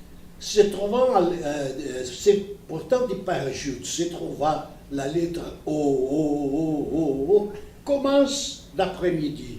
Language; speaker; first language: French; non-native, fluent; Portuguese